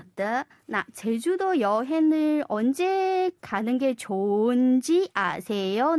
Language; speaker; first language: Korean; non-native, fluent; Chinese